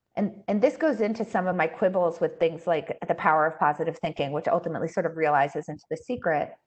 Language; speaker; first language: English; native; English